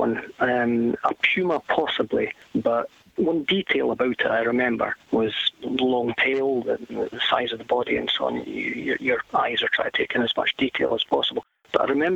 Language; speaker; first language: English; native; English